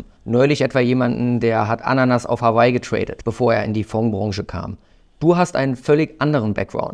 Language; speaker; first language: German; native; German